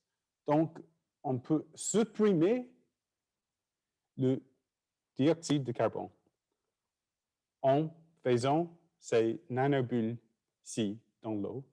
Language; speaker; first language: French; non-native, fluent; English